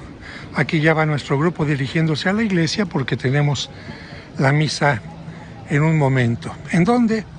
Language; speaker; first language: Spanish; native; Spanish